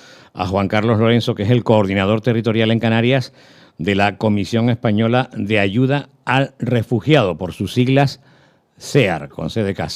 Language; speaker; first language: Spanish; native; Spanish